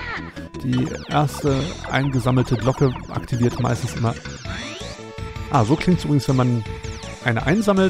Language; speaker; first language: German; native; German